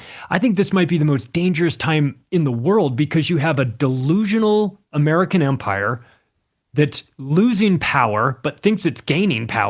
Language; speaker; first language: English; native; English